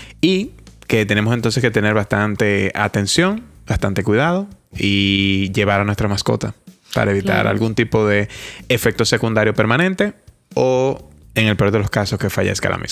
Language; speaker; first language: Spanish; native; Spanish